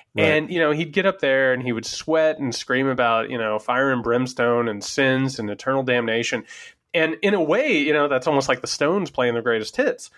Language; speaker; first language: English; native; English